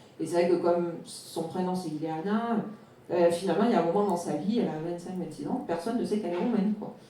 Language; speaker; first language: French; native; French